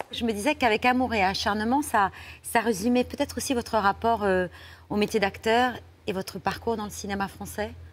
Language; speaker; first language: French; native; French